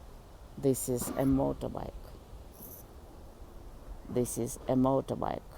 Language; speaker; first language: English; non-native, learner; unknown